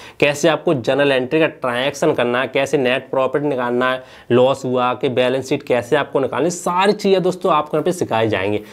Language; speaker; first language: Hindi; native; Hindi